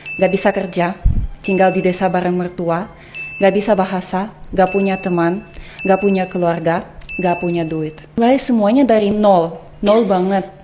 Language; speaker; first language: Indonesian; non-native, fluent; Russian